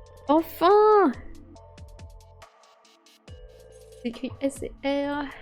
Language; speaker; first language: French; native; French